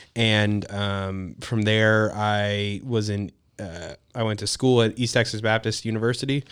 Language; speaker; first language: English; native; English